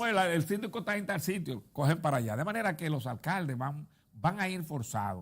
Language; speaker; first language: Spanish; native; Spanish